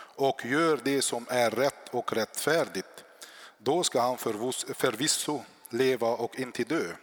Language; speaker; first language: Swedish; non-native, fluent; Arabic